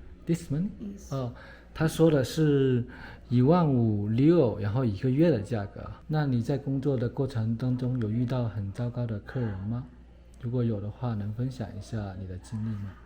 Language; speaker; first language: Chinese; native; Chinese